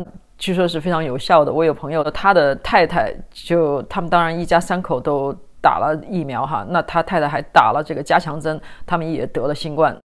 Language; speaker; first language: Chinese; native; Chinese